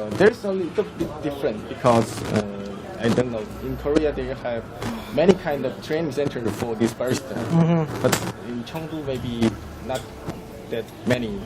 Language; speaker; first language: English; non-native, fluent; Korean